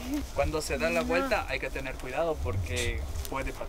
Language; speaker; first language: Spanish; native; Spanish